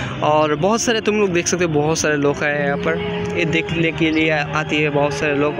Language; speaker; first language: Hindi; non-native, learner; Bangla